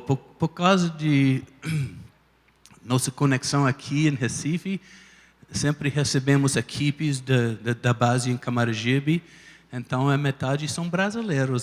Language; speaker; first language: Portuguese; non-native, fluent; English